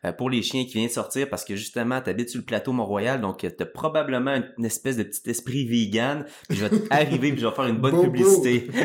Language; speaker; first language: French; native; French